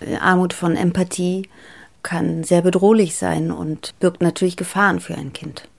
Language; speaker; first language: German; early bilingual, other home language; Greek